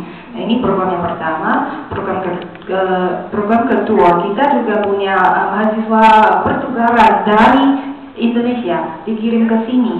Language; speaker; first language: Indonesian; non-native, fluent; Chinese